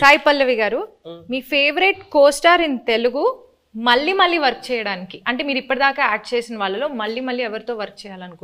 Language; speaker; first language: Telugu; native; Telugu